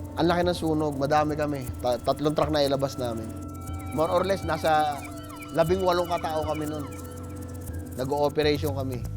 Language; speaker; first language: Filipino; native; Filipino